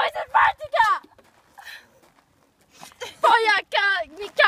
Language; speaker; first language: Spanish; non-native, learner; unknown